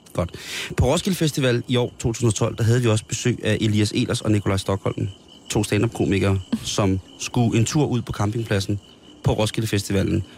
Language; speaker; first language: Danish; native; Danish